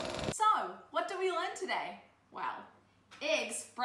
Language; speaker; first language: English; native; English